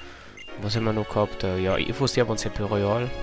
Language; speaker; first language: German; native; German